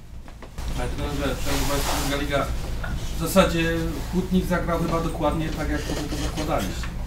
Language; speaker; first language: Polish; native; Polish